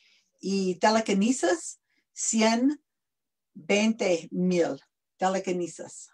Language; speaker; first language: Spanish; non-native, learner; English